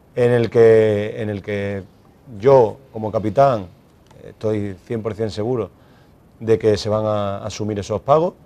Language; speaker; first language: Spanish; native; Spanish